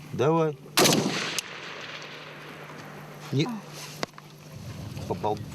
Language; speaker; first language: Russian; native; Russian